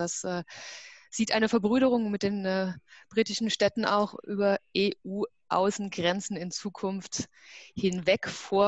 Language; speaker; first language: German; native; German